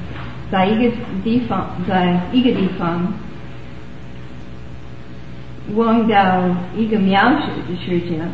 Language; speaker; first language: Chinese; non-native, learner; English